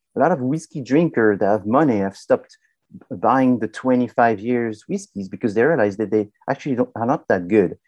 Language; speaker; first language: English; non-native, fluent; French